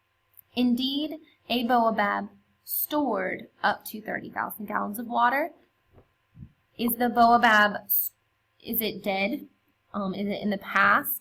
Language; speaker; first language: English; native; English